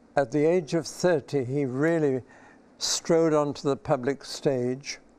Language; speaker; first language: English; native; English